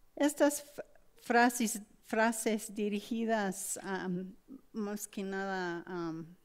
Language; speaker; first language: Spanish; non-native, fluent; English